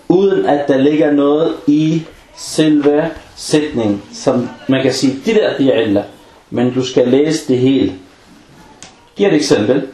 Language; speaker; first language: Danish; non-native, fluent; Arabic